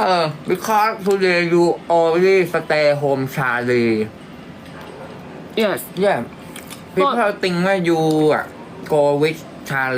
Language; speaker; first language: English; non-native, learner; Thai